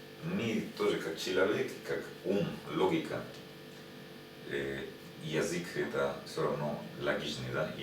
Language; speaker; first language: Russian; non-native, learner; Spanish